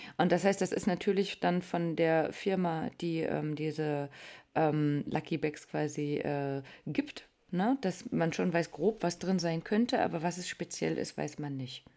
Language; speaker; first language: German; native; German